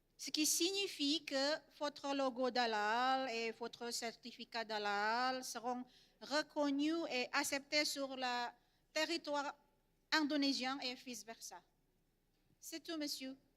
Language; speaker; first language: French; non-native, fluent; Indonesian